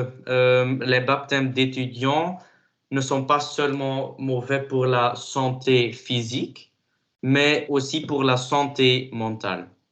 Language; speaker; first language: French; non-native, learner; Dutch